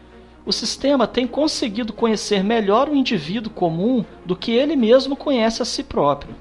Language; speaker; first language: Portuguese; native; Portuguese